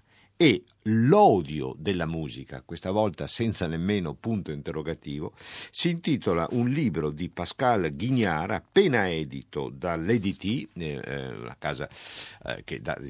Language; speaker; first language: Italian; native; Italian